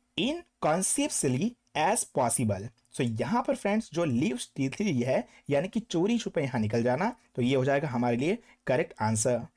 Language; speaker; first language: Hindi; non-native, local second language; Gujarati